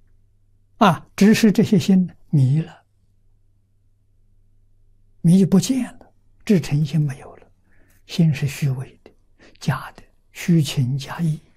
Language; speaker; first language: Chinese; native; Chinese